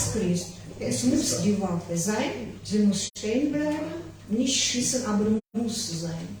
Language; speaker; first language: German; non-native, learner; Ukrainian